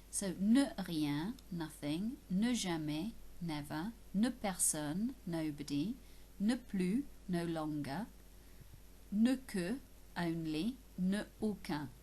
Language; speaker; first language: French; non-native, fluent; English